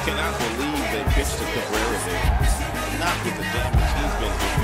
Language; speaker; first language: English; native; English